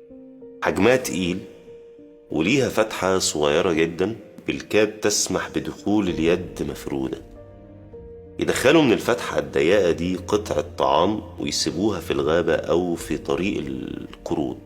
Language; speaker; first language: Arabic; native; Arabic